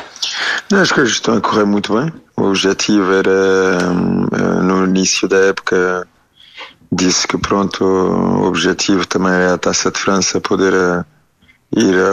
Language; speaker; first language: Portuguese; early bilingual, heritage; French